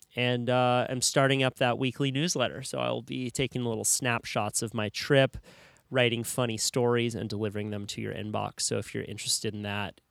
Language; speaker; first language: English; native; English